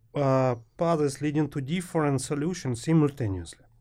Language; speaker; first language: English; non-native, fluent; Ukrainian